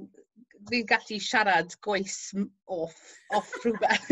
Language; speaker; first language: Welsh; non-native, local second language; English